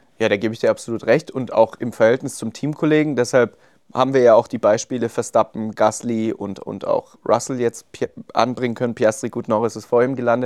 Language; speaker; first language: German; native; German